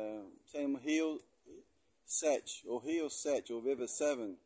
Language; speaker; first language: Portuguese; non-native, learner; English